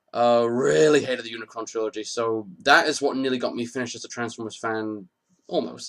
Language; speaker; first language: English; native; English